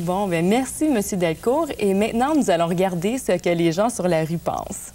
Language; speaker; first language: French; native; French